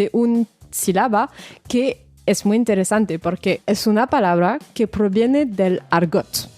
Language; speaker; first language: Spanish; non-native, fluent; French